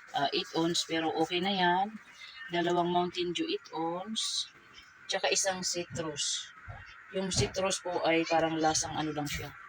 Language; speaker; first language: Filipino; non-native, local second language; Cebuano